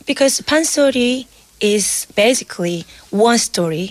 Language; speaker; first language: English; non-native, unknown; Korean